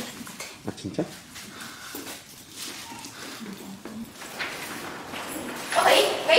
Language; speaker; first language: Korean; non-native, learner; Vietnamese